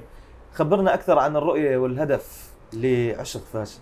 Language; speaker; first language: Arabic; native; Arabic